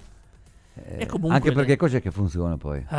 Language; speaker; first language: Italian; native; Italian